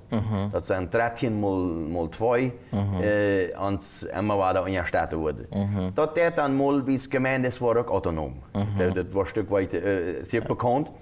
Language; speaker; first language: German; non-native, local second language; Plautdietsch